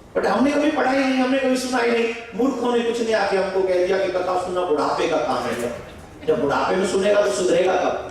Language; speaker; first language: Hindi; native; Hindi